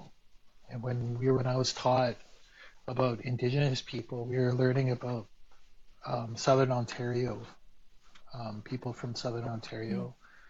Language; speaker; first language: English; native; English